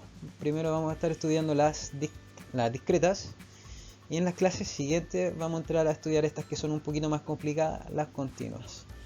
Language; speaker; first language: Spanish; native; Spanish